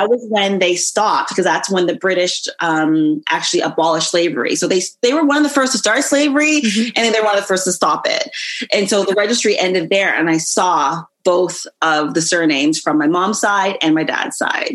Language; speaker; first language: English; native; English